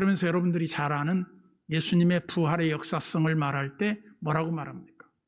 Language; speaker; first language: Korean; native; Korean